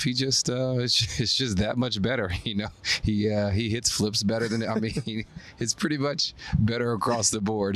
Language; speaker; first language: English; native; English